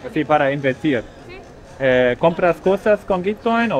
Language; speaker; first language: Spanish; non-native, learner; German